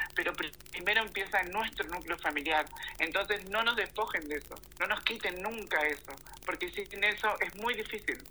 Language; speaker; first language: Spanish; native; Spanish